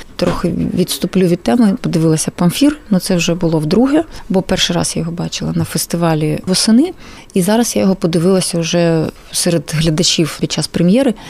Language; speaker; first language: Ukrainian; non-native, local second language; Russian